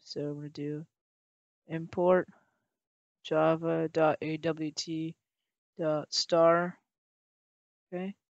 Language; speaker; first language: English; native; English